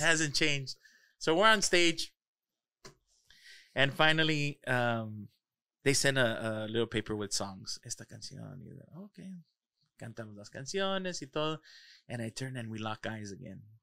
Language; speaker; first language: English; early bilingual, other home language; Spanish